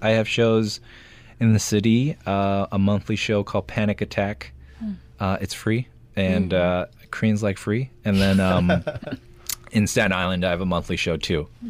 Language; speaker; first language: English; early bilingual, other home language; Korean